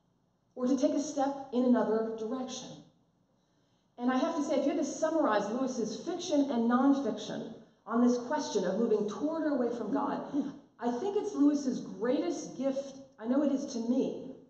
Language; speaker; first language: English; native; English